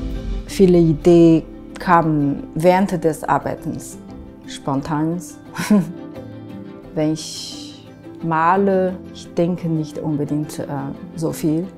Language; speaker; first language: German; non-native, fluent; Chinese